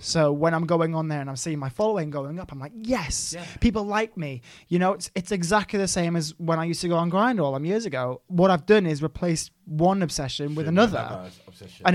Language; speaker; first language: English; native; English